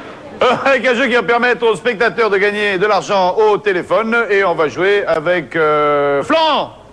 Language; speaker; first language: French; native; French